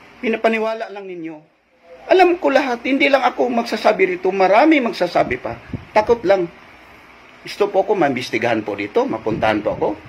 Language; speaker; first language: Filipino; non-native, local second language; Cebuano